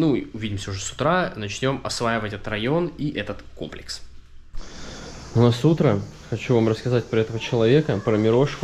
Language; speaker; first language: Russian; native; Russian